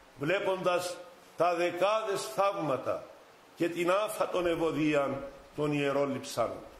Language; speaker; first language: Greek; native; Greek